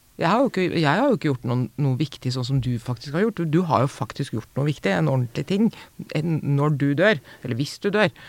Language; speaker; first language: Norwegian; native; Norwegian